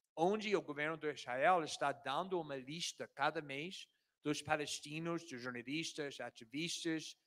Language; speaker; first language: Portuguese; non-native, fluent; English